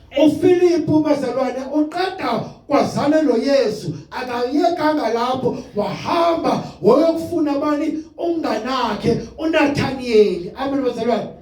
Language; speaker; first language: Zulu; non-native, local second language; Xhosa